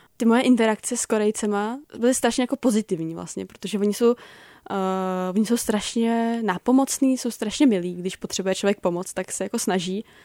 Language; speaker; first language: Czech; native; Czech